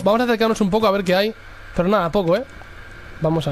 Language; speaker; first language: Spanish; native; Spanish